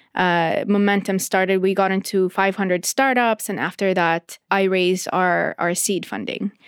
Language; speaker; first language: English; non-native, fluent; Arabic